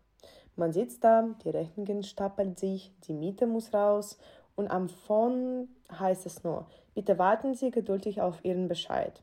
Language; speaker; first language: German; non-native, fluent; Ukrainian